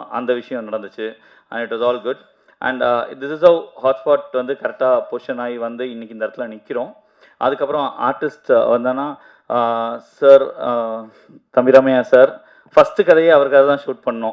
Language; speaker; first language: Tamil; native; Tamil